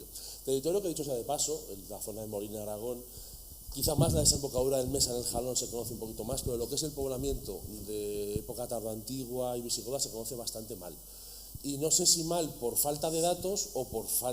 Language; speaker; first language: Spanish; native; Spanish